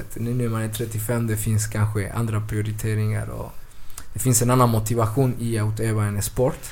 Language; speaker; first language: Swedish; early bilingual, other home language; Spanish